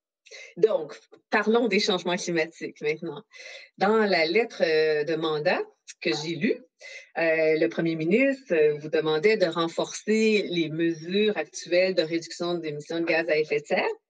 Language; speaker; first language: French; native; French